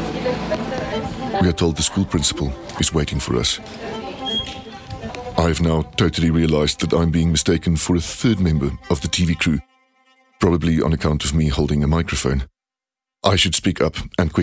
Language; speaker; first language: English; non-native, local second language; Dutch